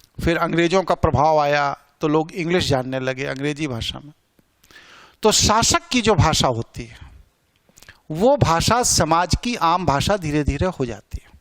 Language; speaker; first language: Hindi; native; Hindi